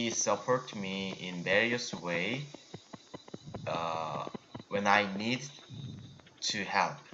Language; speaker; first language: English; non-native, learner; Korean